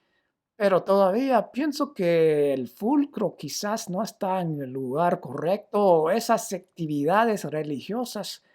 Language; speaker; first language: Spanish; non-native, fluent; English